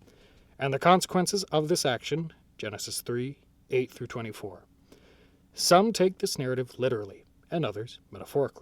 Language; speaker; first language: English; native; English